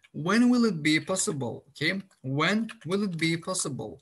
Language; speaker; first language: English; non-native, fluent; Azerbaijani